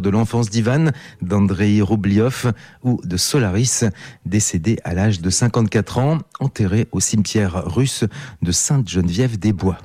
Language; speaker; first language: French; native; French